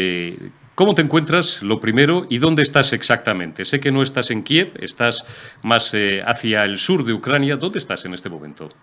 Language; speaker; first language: Spanish; native; Spanish